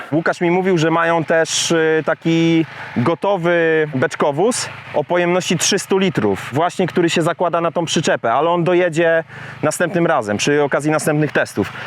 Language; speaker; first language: Polish; native; Polish